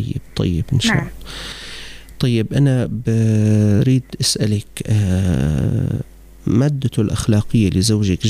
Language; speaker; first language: Arabic; native; Arabic